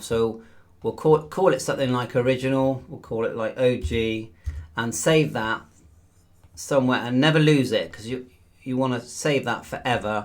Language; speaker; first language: English; native; English